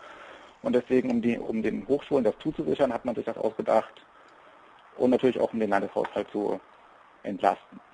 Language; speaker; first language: German; native; German